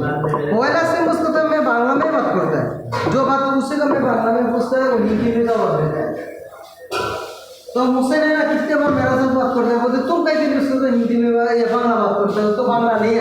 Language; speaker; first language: Hindi; non-native, learner; Bangla